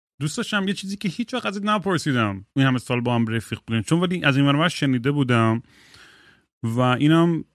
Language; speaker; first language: Persian; early bilingual, heritage; Persian